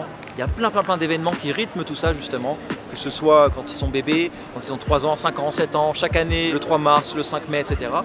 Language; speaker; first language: French; native; French